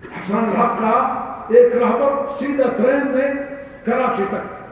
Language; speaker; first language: Urdu; non-native, learner; Arabic